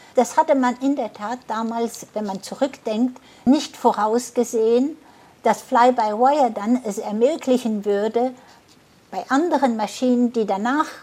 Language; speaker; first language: German; early bilingual, heritage; German